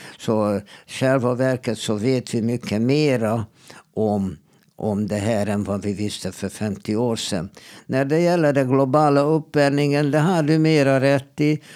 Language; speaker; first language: Swedish; non-native, fluent; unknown